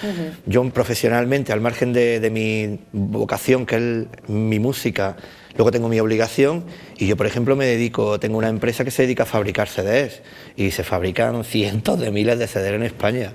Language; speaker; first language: Spanish; native; Spanish